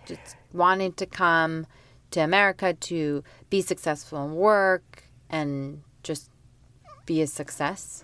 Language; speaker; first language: English; early bilingual, other home language; Korean